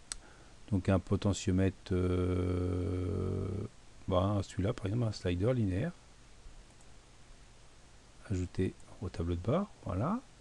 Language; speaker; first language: French; native; French